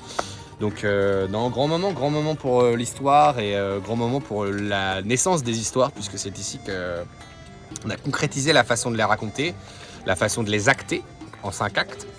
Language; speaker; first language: French; native; French